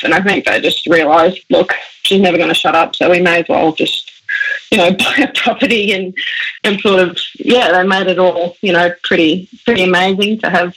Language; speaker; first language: English; early bilingual, other home language; German